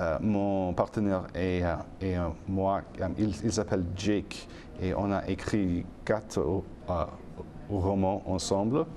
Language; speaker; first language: French; non-native, fluent; English